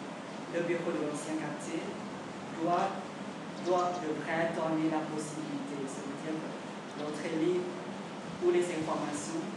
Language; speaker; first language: French; non-native, learner; Vietnamese